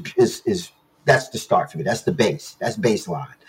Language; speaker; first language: English; native; English